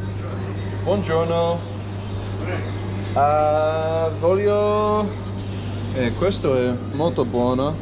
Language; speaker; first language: Italian; non-native, learner; English